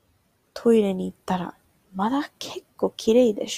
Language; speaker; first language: Japanese; non-native, learner; English